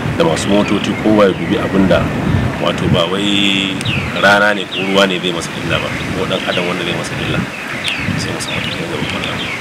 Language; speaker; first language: Hausa; native; Hausa